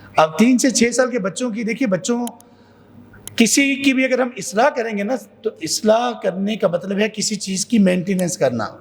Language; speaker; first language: Urdu; non-native, local second language; Punjabi